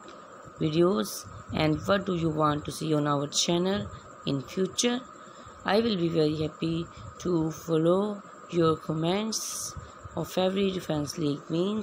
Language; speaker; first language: English; non-native, learner; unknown